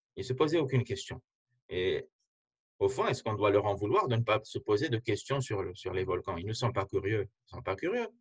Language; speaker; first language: French; non-native, local second language; Arabic